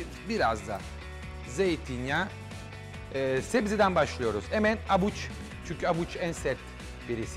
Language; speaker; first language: Turkish; non-native, learner; Italian